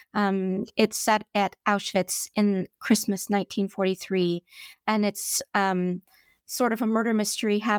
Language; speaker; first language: English; native; English